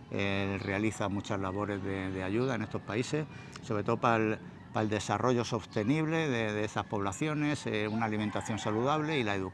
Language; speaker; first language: Spanish; native; Spanish